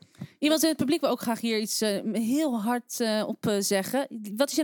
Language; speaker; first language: Dutch; native; Dutch